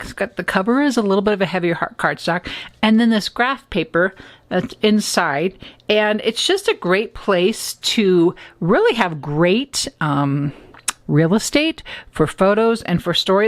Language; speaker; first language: English; native; English